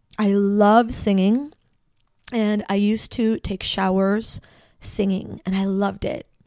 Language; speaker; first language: English; non-native, fluent; Spanish